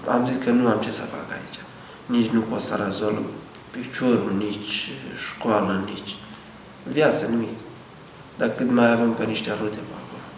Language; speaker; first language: Romanian; non-native, learner; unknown